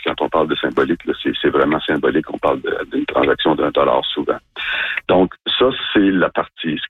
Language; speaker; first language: French; native; French